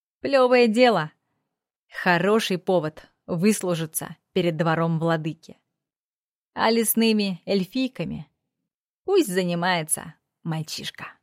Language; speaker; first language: Russian; native; Russian